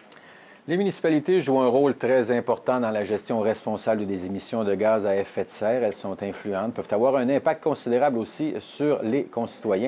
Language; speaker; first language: French; native; French